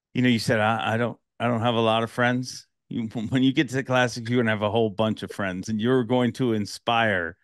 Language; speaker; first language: English; native; English